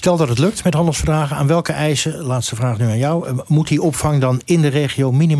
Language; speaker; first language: Dutch; native; Dutch